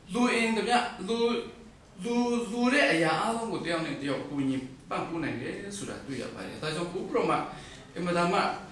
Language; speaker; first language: Burmese; non-native, local second language; Kachin